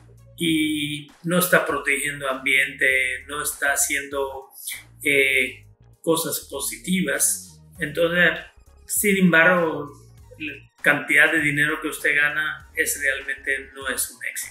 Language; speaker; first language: Spanish; non-native, fluent; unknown